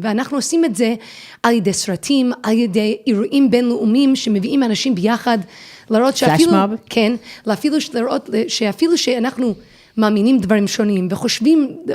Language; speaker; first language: Hebrew; non-native, fluent; English